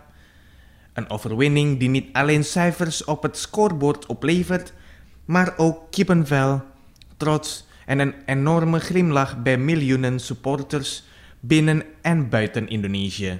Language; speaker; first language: Dutch; non-native, fluent; Indonesian